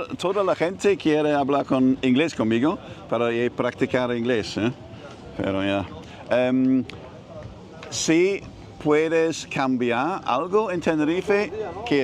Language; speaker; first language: Spanish; non-native, learner; English